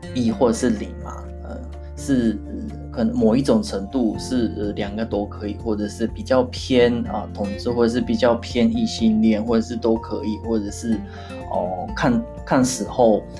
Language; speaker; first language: Chinese; non-native, fluent; Japanese